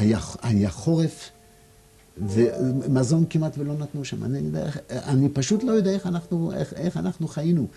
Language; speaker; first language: Hebrew; non-native, fluent; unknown